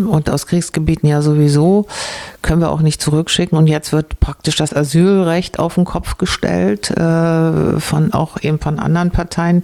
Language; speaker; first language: German; native; German